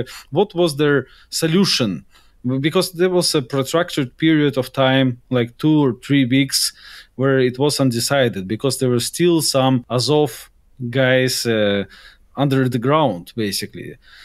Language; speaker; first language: English; non-native, fluent; Russian